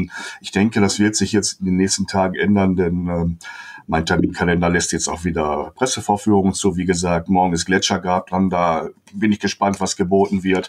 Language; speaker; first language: German; native; German